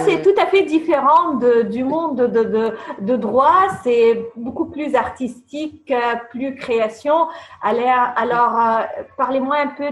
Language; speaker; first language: French; non-native, fluent; Arabic